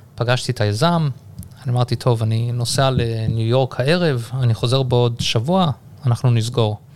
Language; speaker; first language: Hebrew; early bilingual, heritage; Hebrew